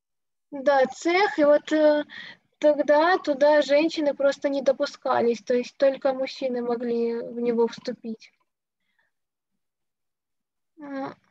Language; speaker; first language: Russian; native; Russian